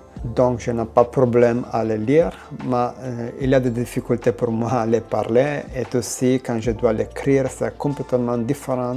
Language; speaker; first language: French; non-native, learner; Italian